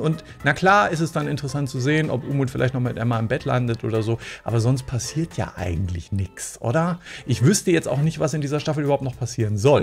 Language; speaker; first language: German; native; German